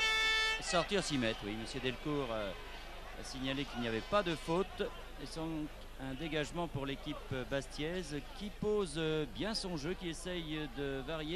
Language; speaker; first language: French; native; French